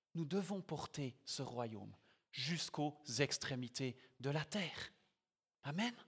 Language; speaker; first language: French; native; French